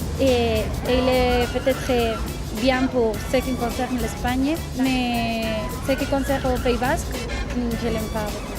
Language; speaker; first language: French; non-native, learner; Spanish